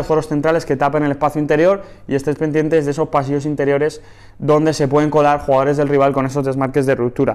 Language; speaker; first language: Spanish; native; Spanish